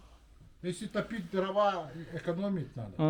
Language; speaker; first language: Russian; non-native, local second language; Yakut